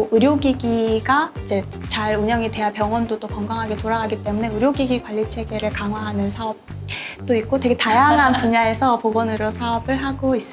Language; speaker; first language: Korean; native; Korean